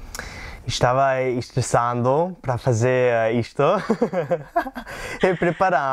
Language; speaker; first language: Portuguese; non-native, learner; English